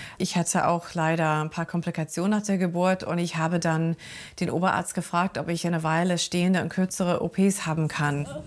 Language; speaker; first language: German; non-native, fluent; English